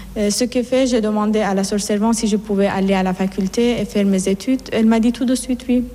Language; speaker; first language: French; non-native, fluent; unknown